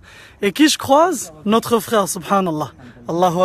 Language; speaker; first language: French; native; French